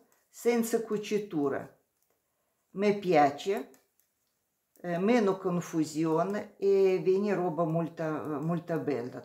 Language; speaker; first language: Italian; non-native, learner; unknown